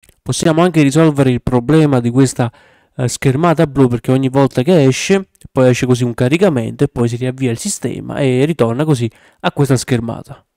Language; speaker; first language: Italian; native; Italian